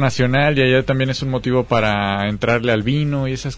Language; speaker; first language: Spanish; native; Spanish